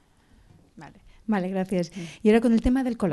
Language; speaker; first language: Spanish; native; Spanish